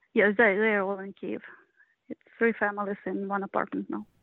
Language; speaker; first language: English; non-native, learner; Ukrainian